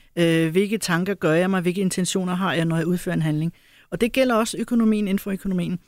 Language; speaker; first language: Danish; early bilingual, other home language; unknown